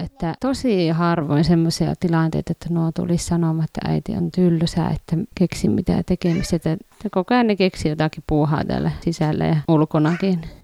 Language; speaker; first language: Finnish; native; Finnish